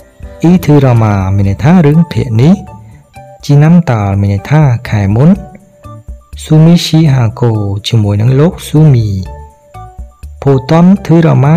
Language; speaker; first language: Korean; non-native, fluent; Khmer